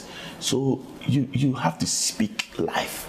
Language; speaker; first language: English; non-native, local second language; Akan